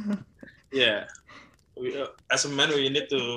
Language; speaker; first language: English; non-native, learner; Indonesian